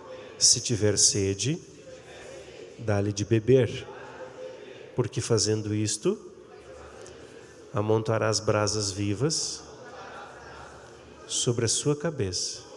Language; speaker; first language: Portuguese; native; Portuguese